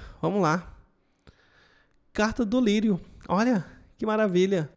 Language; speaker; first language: Portuguese; native; Portuguese